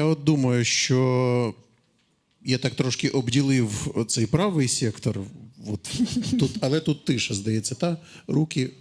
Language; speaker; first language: Ukrainian; native; Ukrainian